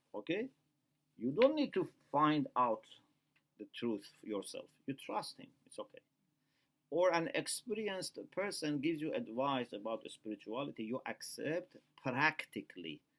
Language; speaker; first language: English; non-native, fluent; Persian